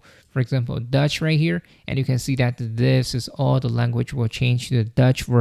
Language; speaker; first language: English; non-native, fluent; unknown